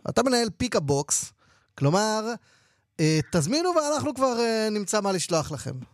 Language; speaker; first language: Hebrew; native; Hebrew